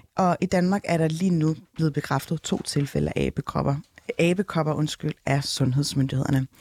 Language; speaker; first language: Danish; early bilingual, other home language; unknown